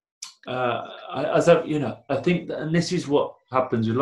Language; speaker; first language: English; native; English